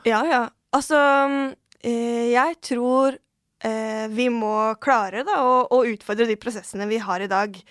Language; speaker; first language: Norwegian; native; Norwegian